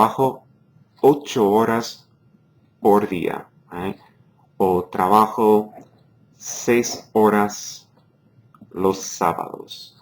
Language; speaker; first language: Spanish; non-native, fluent; English